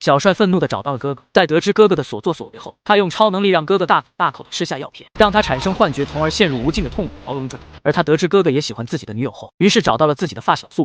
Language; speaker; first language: Chinese; native; Chinese